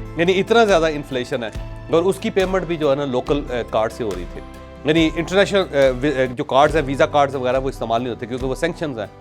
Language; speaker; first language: Urdu; non-native, local second language; Punjabi